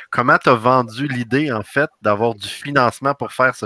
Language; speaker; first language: French; native; French